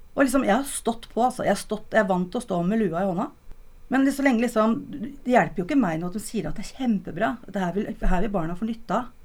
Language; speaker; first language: Norwegian; native; Norwegian